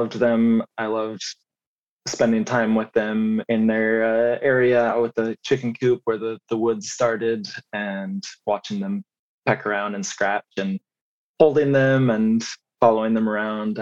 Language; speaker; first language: English; native; English